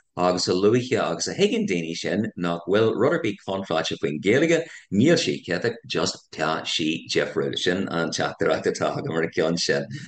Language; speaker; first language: Irish; non-native, local second language; English